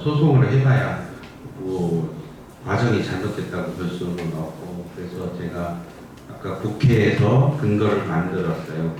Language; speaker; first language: Korean; native; Korean